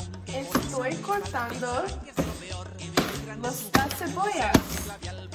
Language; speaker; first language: Spanish; non-native, learner; English